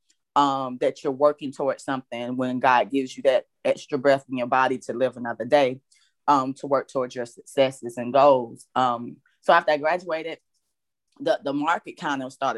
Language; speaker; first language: English; native; English